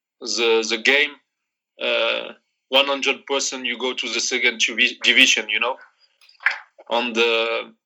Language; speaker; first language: English; non-native, learner; Arabic